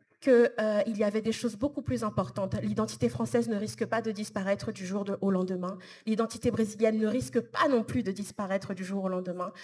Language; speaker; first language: French; native; French